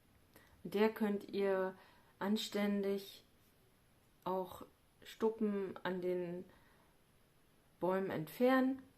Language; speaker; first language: German; native; German